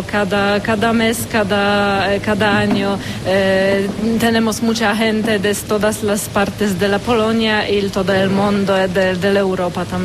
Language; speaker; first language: Spanish; non-native, learner; Polish